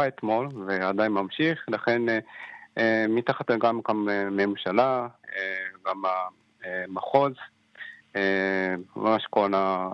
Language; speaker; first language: Hebrew; non-native, fluent; Japanese